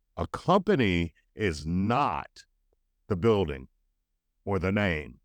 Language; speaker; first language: English; native; English